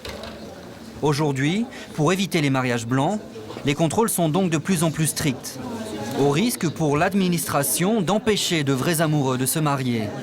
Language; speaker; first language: French; native; French